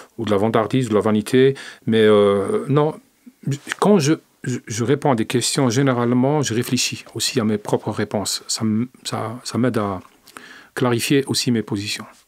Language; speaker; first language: French; non-native, local second language; Arabic